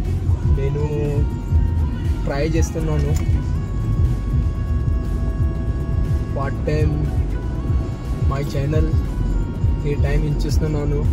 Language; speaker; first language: Telugu; non-native, local second language; Kannada